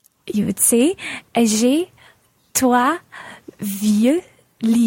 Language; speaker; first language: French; non-native, learner; English